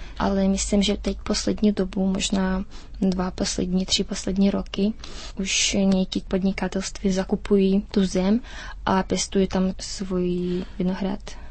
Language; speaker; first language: Czech; early bilingual, heritage; Czech